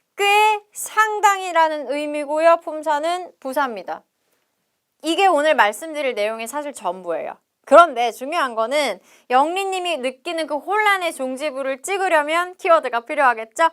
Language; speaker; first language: Korean; native; Korean